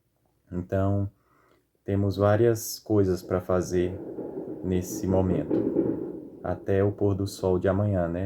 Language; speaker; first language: Portuguese; native; Portuguese